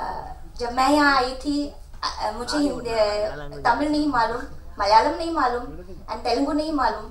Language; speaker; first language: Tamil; non-native, local second language; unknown